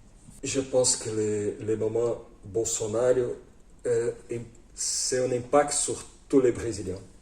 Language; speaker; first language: French; non-native, fluent; Portuguese